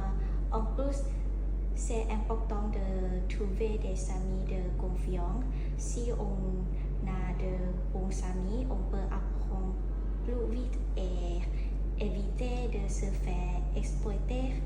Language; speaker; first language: French; non-native, learner; Thai